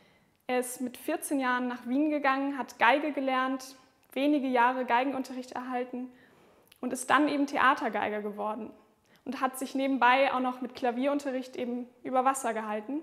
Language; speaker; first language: German; native; German